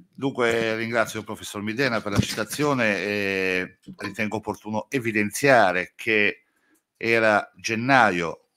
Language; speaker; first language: Italian; native; Italian